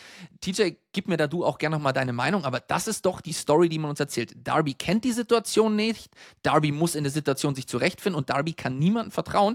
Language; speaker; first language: German; native; German